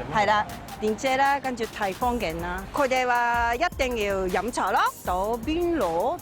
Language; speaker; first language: Cantonese; non-native, fluent; Japanese